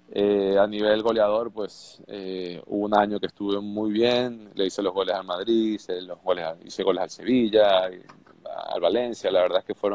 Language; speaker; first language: Spanish; native; Spanish